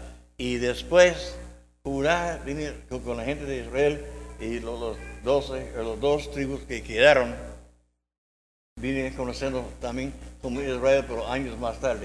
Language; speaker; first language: Spanish; non-native, learner; English